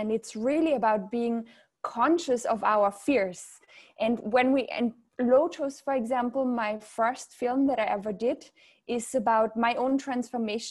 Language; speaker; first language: English; non-native, fluent; German